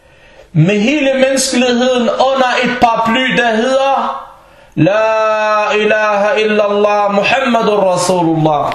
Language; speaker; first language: Danish; non-native, fluent; Arabic